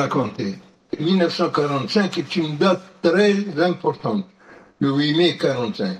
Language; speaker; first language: French; non-native, local second language; Arabic